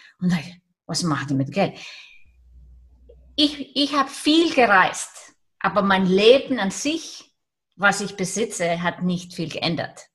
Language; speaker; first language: German; non-native, fluent; Icelandic